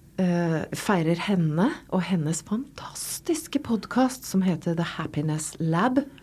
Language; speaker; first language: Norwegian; native; Norwegian